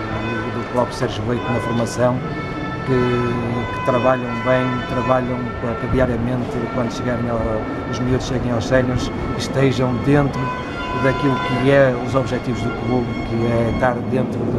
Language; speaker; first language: Portuguese; native; Portuguese